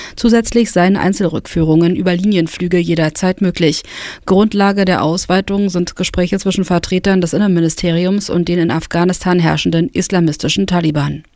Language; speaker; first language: German; native; German